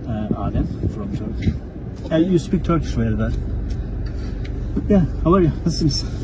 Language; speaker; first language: English; non-native, learner; Turkish